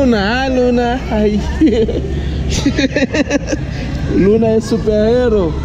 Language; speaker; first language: Spanish; non-native, learner; Haitian Creole